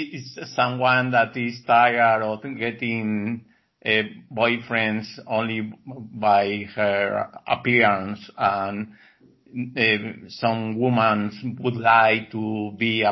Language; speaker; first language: English; non-native, learner; Spanish